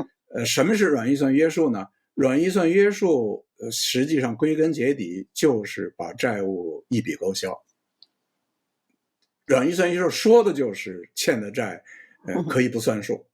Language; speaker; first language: Chinese; native; Chinese